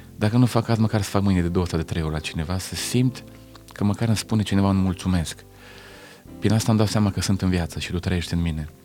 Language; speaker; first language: Romanian; native; Romanian